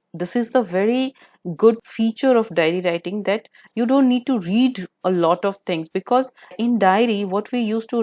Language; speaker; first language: English; non-native, local second language; Hindi